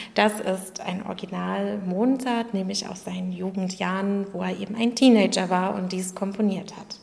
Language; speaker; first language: German; native; German